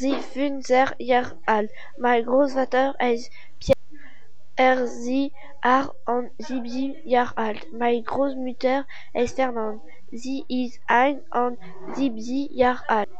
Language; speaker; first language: German; non-native, learner; French